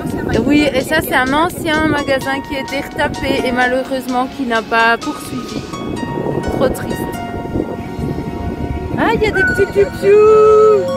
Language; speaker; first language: French; native; French